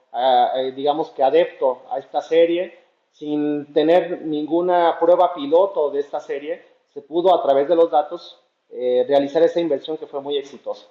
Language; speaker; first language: Spanish; native; Spanish